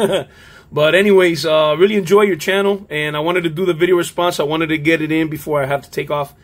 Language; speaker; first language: English; native; English